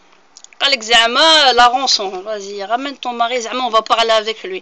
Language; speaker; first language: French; early bilingual, other home language; Arabic